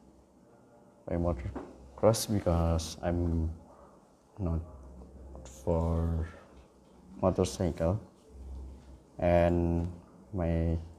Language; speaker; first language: English; non-native, learner; Indonesian